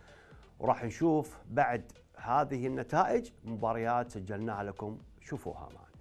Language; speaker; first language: Arabic; native; Arabic